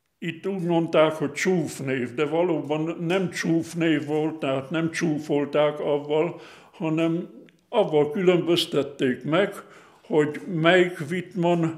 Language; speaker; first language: Hungarian; non-native, local second language; German